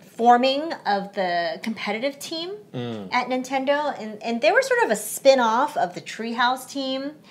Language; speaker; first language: English; early bilingual, other home language; Chinese